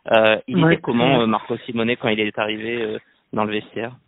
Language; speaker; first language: French; native; French